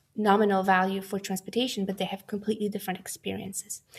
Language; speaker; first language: English; non-native, fluent; Polish